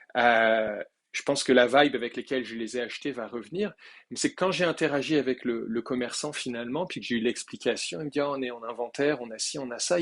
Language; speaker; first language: French; native; French